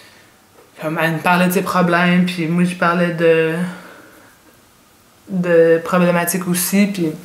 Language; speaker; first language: French; native; French